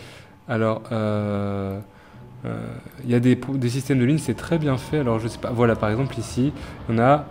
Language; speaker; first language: French; native; French